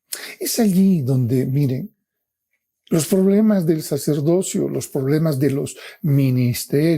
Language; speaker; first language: Spanish; native; Spanish